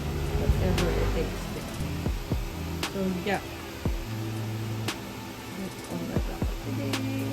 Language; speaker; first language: English; non-native, local second language; Filipino